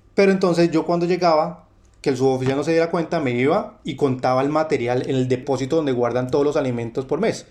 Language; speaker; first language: Spanish; native; Spanish